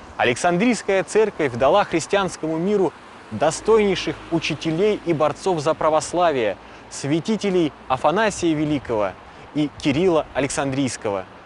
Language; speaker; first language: Russian; native; Russian